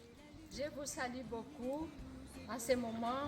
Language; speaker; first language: French; non-native, fluent; Portuguese